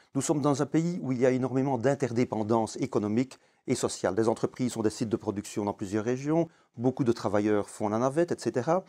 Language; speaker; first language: French; native; French